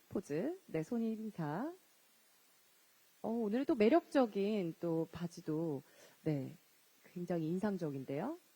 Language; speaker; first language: Korean; native; Korean